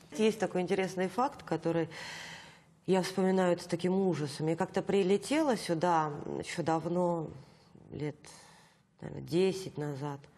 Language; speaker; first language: Russian; native; Russian